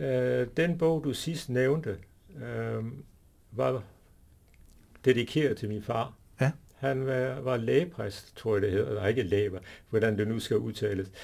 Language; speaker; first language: Danish; non-native, fluent; English